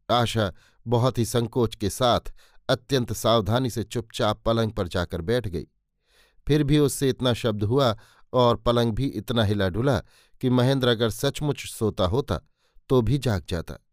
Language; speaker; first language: Hindi; native; Hindi